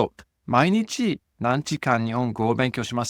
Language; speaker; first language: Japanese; non-native, fluent; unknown